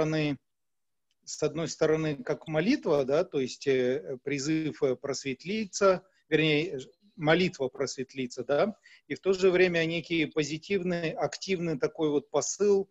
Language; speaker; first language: Russian; native; Russian